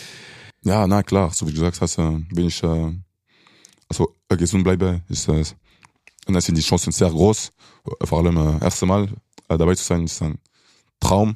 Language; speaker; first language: German; non-native, local second language; French